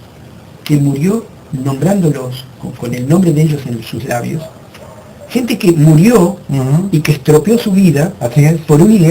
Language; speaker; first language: Spanish; native; Spanish